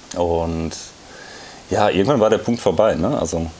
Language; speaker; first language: German; native; German